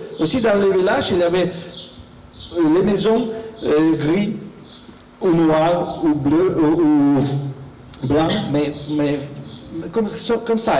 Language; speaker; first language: French; non-native, fluent; Russian